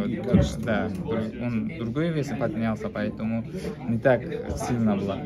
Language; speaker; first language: Russian; non-native, local second language; Uzbek